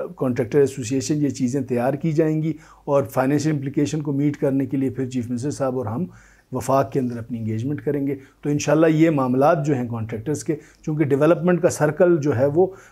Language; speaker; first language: Urdu; native; Urdu